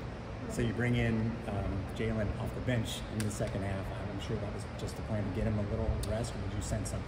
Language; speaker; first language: English; native; English